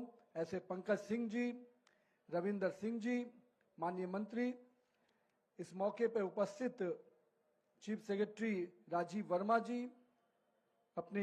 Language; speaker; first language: Hindi; native; Hindi